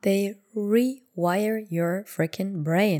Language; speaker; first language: English; non-native, fluent; German